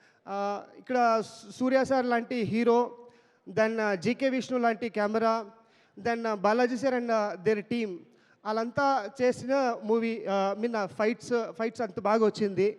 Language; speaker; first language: Telugu; non-native, learner; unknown